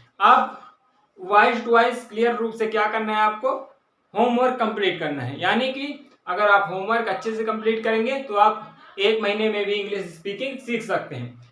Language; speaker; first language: Hindi; native; Hindi